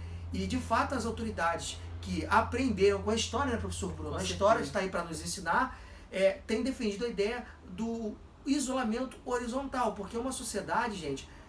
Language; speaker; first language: Portuguese; native; Portuguese